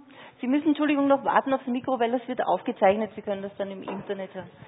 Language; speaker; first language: German; native; German